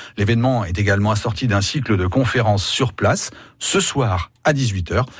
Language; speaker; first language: French; native; French